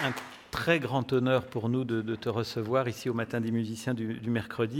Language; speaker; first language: French; native; French